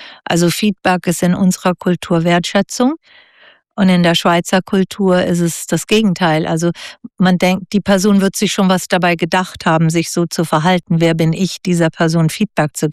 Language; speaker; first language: German; native; German